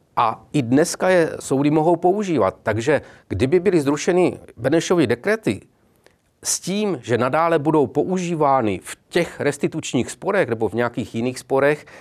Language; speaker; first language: Czech; native; Czech